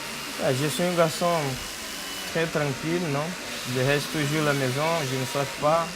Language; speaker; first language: French; non-native, learner; Portuguese